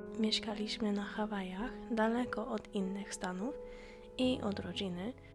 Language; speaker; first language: Polish; non-native, fluent; English